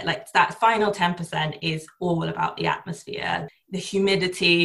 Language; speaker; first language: English; native; English